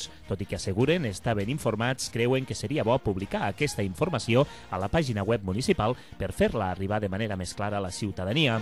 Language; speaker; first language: Catalan; native; Catalan